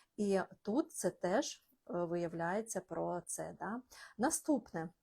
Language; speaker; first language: Ukrainian; non-native, local second language; Russian